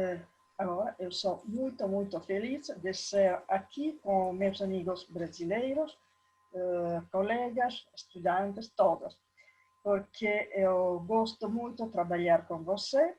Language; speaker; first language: Portuguese; non-native, learner; Italian